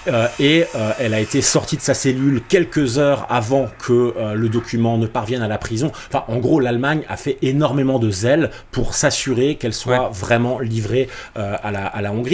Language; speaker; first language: French; native; French